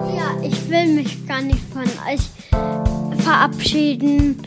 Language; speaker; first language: German; native; German